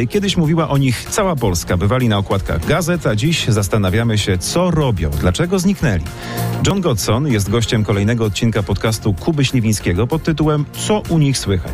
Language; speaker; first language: Polish; native; Polish